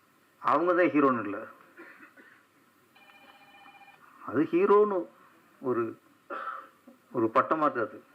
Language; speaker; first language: Tamil; native; Tamil